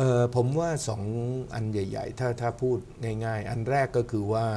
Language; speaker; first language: Thai; native; Thai